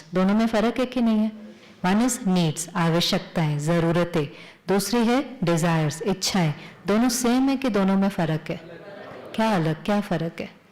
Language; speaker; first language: Hindi; native; Hindi